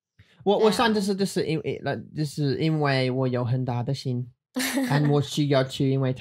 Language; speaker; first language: Chinese; non-native, learner; English